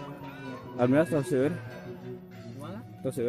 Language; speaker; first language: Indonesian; non-native, local second language; Sundanese